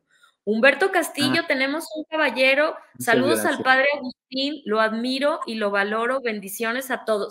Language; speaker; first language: Spanish; native; Spanish